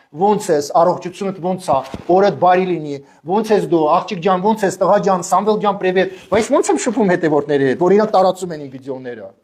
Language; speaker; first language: Armenian; native; Armenian